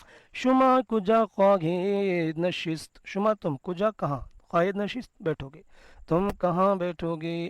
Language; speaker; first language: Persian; non-native, fluent; Urdu